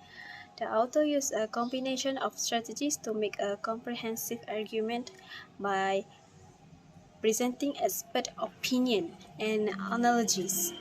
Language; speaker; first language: English; non-native, fluent; Malay